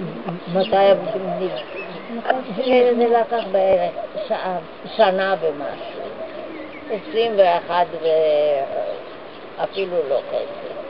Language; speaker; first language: Hebrew; non-native, fluent; Hungarian